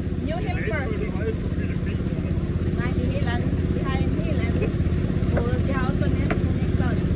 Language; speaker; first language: Danish; non-native, fluent; Cebuano